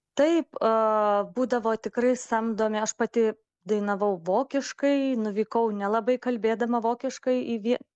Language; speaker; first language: Lithuanian; native; Lithuanian